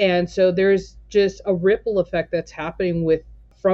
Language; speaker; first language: English; native; English